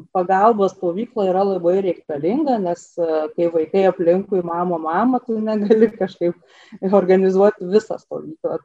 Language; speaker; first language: Lithuanian; native; Lithuanian